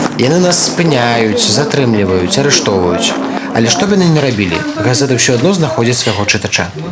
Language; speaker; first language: Belarusian; native; Belarusian